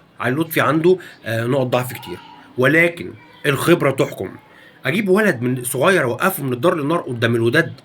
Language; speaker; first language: Arabic; native; Arabic